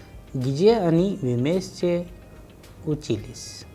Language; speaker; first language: Russian; non-native, fluent; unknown